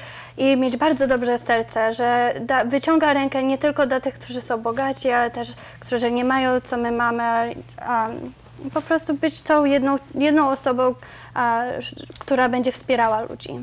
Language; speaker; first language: Polish; early bilingual, other home language; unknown